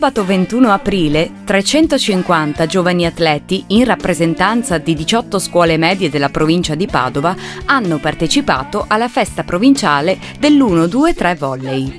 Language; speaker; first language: Italian; native; Italian